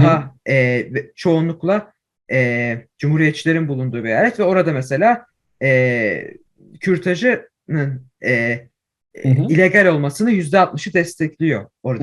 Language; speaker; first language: Turkish; early bilingual, heritage; Turkish